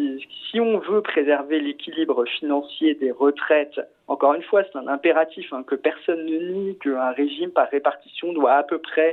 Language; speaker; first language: French; native; French